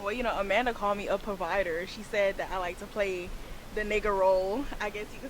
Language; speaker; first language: English; native; English